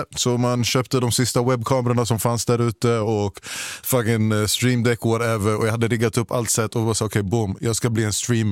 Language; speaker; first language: Swedish; native; Swedish